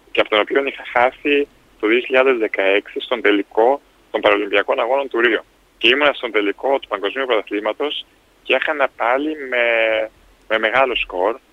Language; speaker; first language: Greek; early bilingual, other home language; Russian